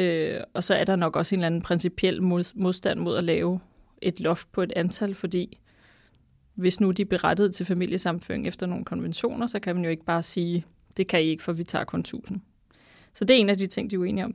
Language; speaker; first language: Danish; native; Danish